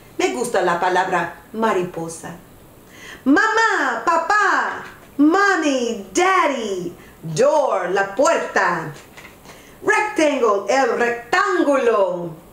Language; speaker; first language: Spanish; non-native, learner; English